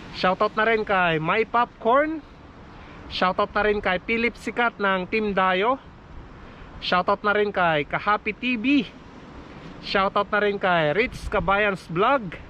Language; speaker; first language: Filipino; native; Filipino